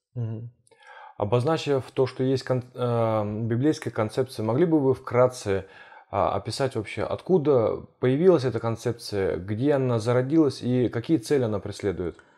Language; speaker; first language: Russian; early bilingual, heritage; Russian